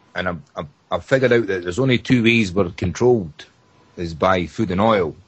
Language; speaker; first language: English; native; English